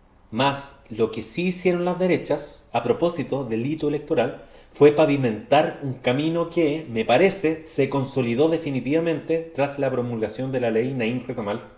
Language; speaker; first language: Spanish; native; Spanish